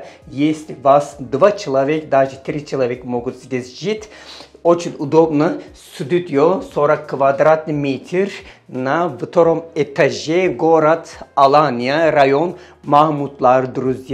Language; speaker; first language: Russian; non-native, learner; Turkish